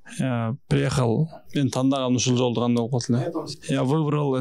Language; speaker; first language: Russian; non-native, local second language; Kyrgyz